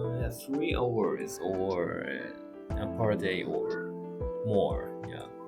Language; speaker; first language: English; non-native, learner; Japanese